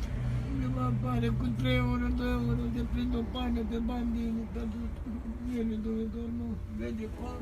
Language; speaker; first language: Italian; non-native, learner; Romanian